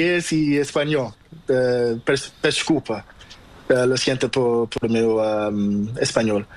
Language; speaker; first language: Spanish; non-native, learner; Portuguese